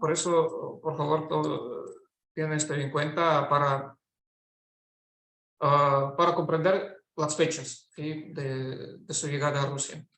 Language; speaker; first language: Spanish; non-native, fluent; Russian